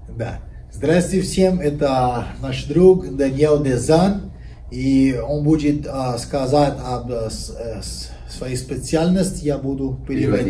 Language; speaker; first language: Russian; non-native, learner; Portuguese